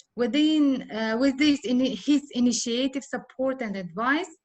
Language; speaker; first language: English; non-native, fluent; Uzbek